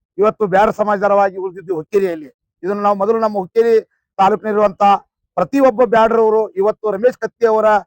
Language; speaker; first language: Kannada; native; Kannada